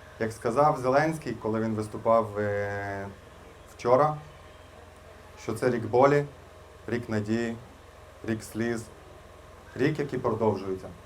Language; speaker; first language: Ukrainian; non-native, local second language; Russian